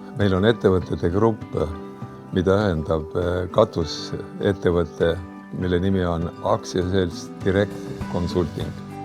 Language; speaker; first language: Estonian; native; Estonian